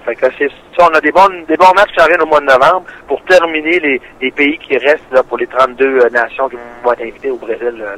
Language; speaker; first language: French; native; French